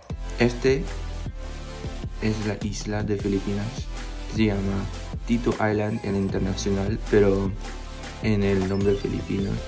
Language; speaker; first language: Spanish; non-native, fluent; Filipino